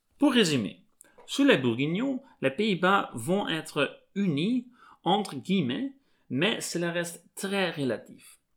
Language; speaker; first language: French; non-native, local second language; Dutch